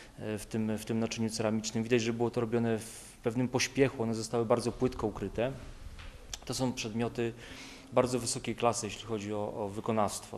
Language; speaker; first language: Polish; native; Polish